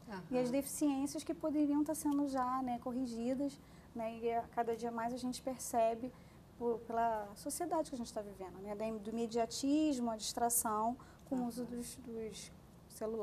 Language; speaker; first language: Portuguese; native; Portuguese